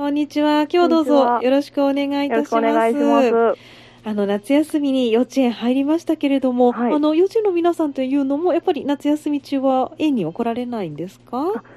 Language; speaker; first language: Japanese; native; Japanese